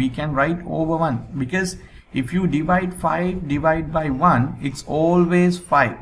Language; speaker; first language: English; non-native, local second language; Sinhala